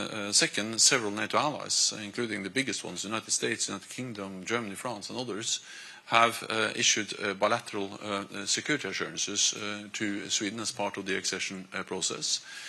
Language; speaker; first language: English; non-native, fluent; Norwegian